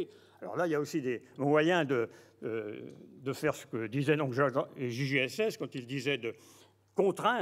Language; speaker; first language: French; native; French